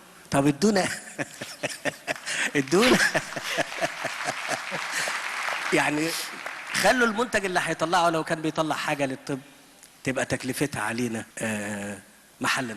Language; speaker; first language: Arabic; native; Arabic